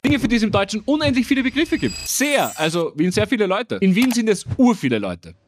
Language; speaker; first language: German; native; German